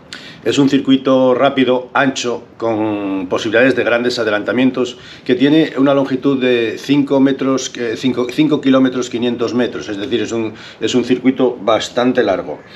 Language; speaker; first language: Spanish; native; Spanish